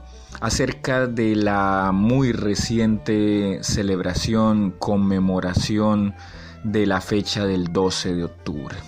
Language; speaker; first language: Spanish; native; Spanish